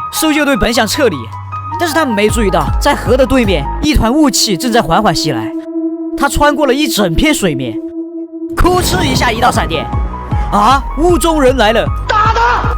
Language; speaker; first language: Chinese; native; Chinese